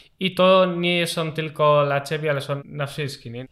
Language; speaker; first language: Polish; non-native, learner; Spanish